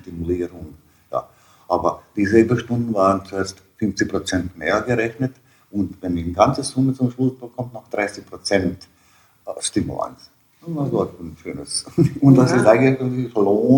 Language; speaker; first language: German; non-native, learner; Bosnian